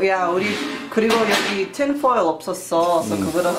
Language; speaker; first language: Korean; early bilingual, heritage; Korean